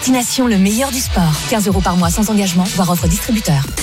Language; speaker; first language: French; native; French